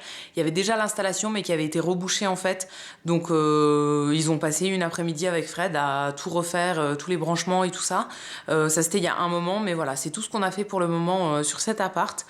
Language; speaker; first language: French; native; French